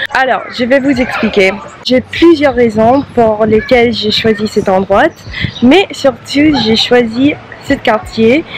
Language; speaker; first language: French; non-native, fluent; English